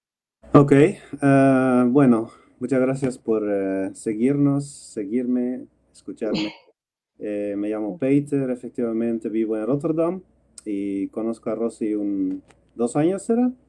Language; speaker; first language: Spanish; non-native, fluent; Dutch